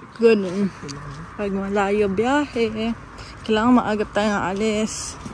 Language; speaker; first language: Filipino; native; Filipino